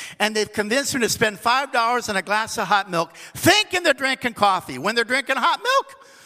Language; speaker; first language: English; native; English